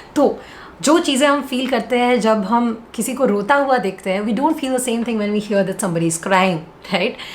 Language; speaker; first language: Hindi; non-native, local second language; Bangla